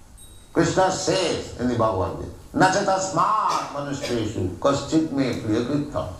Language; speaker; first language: English; non-native, local second language; Bangla